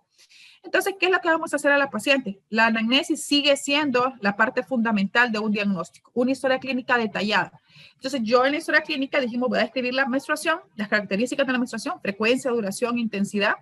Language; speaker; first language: Spanish; native; Spanish